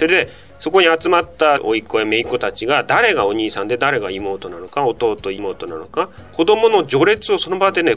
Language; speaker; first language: Japanese; native; Japanese